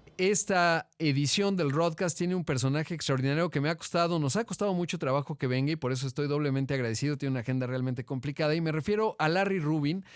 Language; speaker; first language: Spanish; native; Spanish